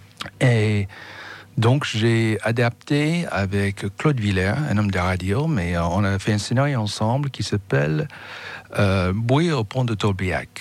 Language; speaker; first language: French; non-native, fluent; English